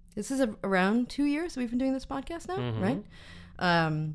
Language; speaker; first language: English; native; English